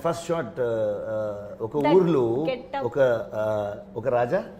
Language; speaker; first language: Telugu; non-native, learner; Kannada